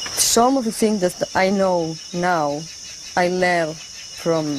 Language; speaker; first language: English; non-native, fluent; Spanish